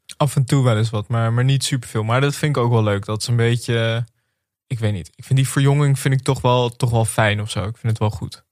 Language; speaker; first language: Dutch; native; Dutch